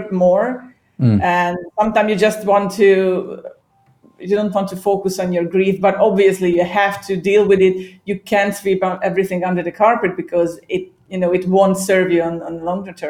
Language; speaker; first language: English; non-native, fluent; Hungarian